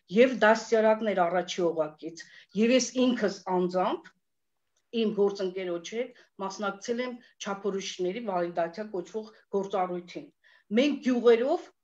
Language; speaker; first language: Armenian; native; Armenian